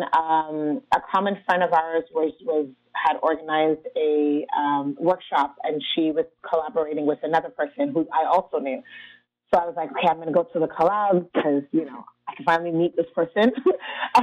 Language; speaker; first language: English; native; English